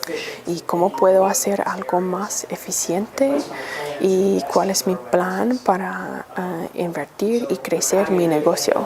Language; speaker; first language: Spanish; non-native, fluent; English